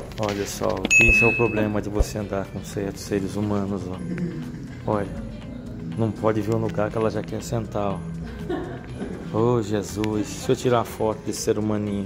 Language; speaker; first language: Portuguese; native; Portuguese